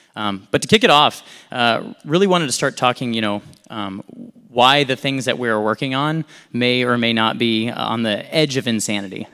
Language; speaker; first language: English; native; English